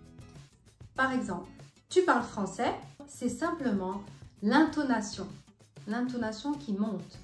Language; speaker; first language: French; non-native, fluent; Italian